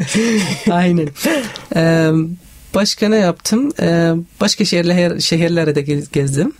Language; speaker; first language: Turkish; non-native, learner; Arabic